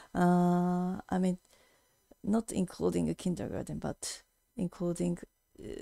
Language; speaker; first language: English; non-native, fluent; Japanese